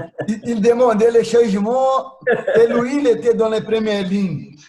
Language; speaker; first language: French; non-native, fluent; Portuguese